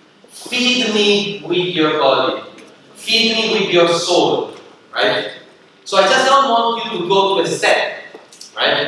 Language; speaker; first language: English; non-native, fluent; Italian